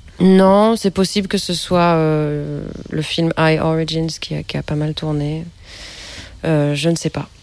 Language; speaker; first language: French; native; French